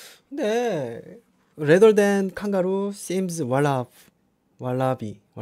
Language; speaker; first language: English; non-native, learner; Korean